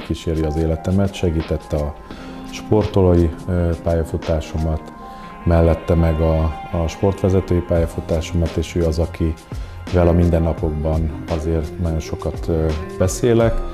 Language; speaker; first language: Hungarian; native; Hungarian